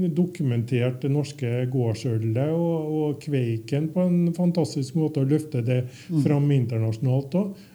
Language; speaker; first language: Norwegian; native; Norwegian